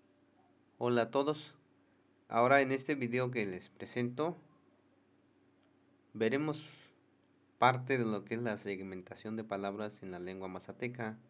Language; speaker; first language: Spanish; non-native, local second language; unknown